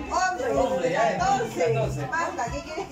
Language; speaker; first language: Spanish; native; Spanish